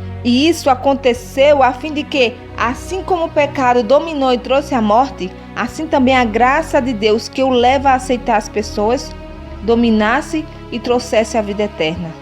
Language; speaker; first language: Portuguese; native; Portuguese